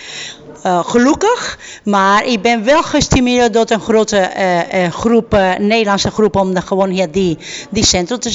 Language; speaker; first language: Dutch; non-native, fluent; Spanish